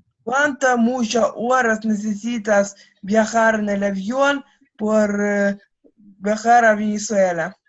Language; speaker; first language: Spanish; non-native, learner; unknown